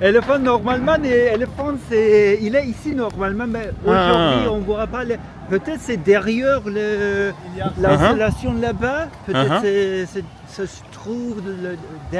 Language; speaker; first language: French; non-native, fluent; Turkish